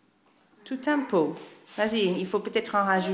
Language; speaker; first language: French; non-native, fluent; English